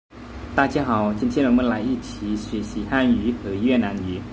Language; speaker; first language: Chinese; non-native, learner; Lao